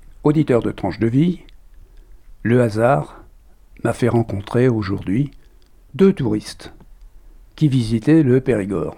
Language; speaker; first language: French; native; French